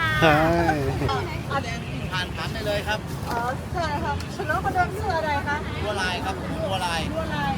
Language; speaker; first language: Thai; non-native, learner; Korean